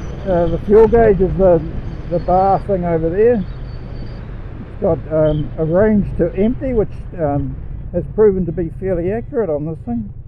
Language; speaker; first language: English; native; English